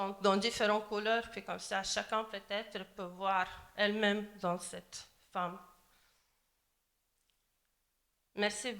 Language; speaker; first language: French; non-native, learner; Latvian